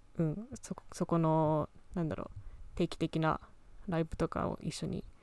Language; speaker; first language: Japanese; early bilingual, heritage; Japanese